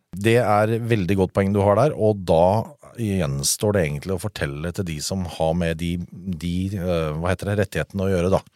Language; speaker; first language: Norwegian; native; Norwegian